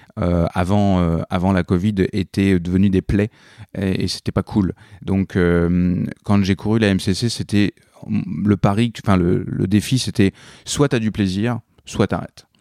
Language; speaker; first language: French; native; French